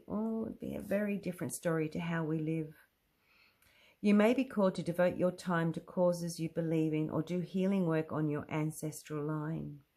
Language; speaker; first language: English; native; English